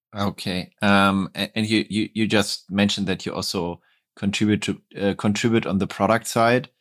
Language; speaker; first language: English; non-native, fluent; German